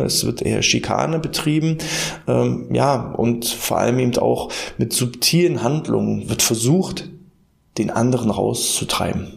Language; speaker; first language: German; native; German